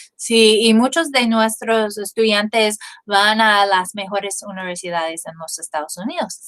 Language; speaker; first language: Spanish; non-native, learner; English